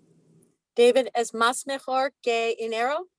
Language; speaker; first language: Spanish; non-native, learner; English